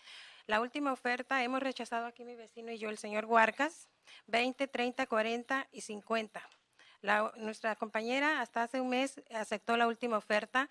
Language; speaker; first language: Spanish; native; Spanish